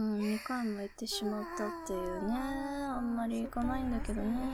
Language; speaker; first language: Japanese; native; Japanese